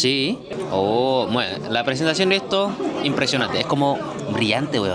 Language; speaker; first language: Spanish; non-native, learner; Indonesian